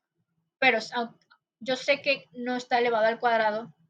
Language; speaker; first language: Spanish; native; Spanish